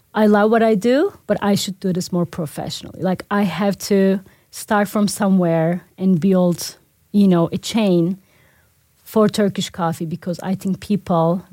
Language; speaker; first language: English; non-native, fluent; Turkish